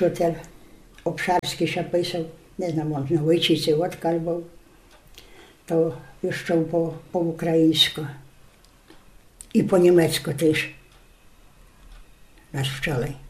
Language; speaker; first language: Polish; non-native, local second language; Rusyn